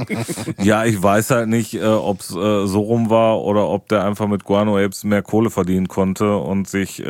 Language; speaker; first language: German; native; German